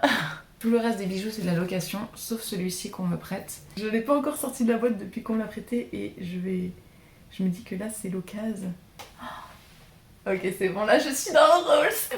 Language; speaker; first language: French; native; French